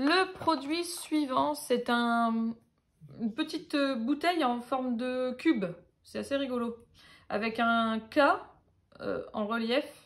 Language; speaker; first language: French; native; French